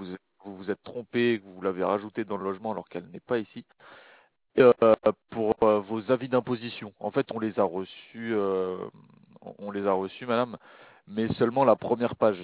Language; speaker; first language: French; native; French